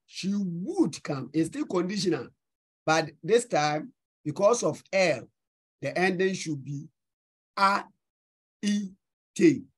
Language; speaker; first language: English; non-native, local second language; Akan